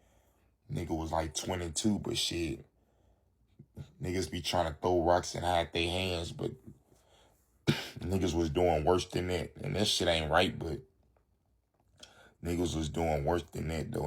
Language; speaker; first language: English; native; English